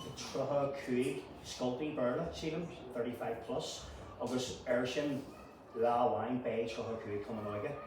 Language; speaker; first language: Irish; non-native, local second language; English